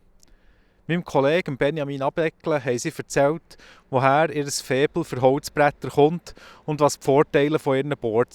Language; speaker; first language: German; native; German